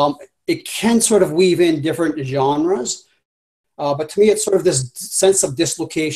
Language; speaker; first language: English; native; English